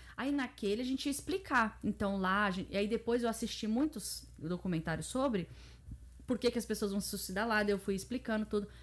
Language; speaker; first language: Portuguese; early bilingual, heritage; Portuguese